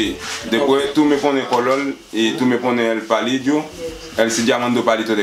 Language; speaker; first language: Spanish; non-native, learner; Haitian Creole